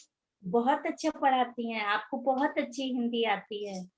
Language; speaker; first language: Hindi; native; Hindi